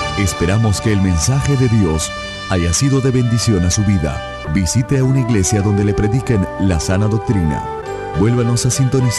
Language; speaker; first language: Spanish; native; Spanish